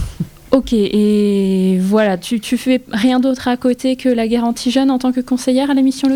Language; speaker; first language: French; native; French